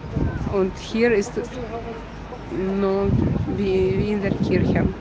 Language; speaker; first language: German; non-native, fluent; Ukrainian